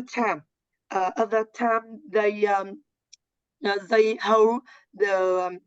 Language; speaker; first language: English; non-native, learner; Vietnamese